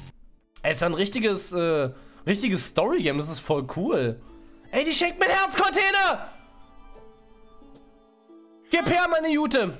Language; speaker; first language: German; native; German